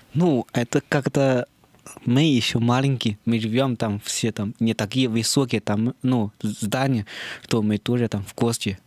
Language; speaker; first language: Russian; non-native, learner; Chinese